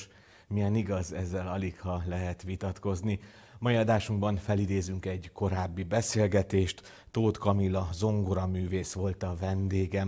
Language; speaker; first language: Hungarian; native; Hungarian